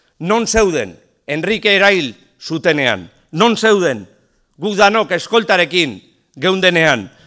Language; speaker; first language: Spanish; native; Spanish